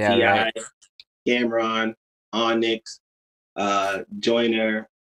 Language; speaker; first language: English; native; English